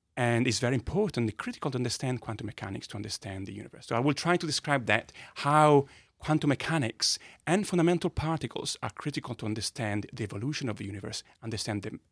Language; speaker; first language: English; non-native, fluent; Italian